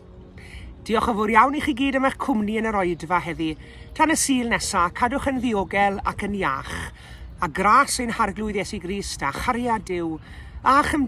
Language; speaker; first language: Welsh; native; Welsh